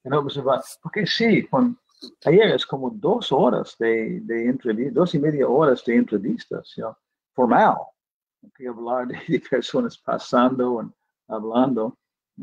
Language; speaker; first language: Spanish; non-native, fluent; English